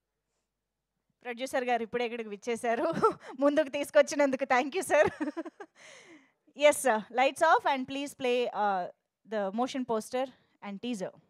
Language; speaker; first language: Telugu; native; Telugu